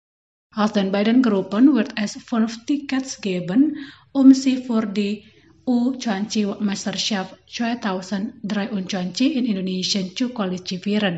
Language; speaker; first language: German; non-native, fluent; Indonesian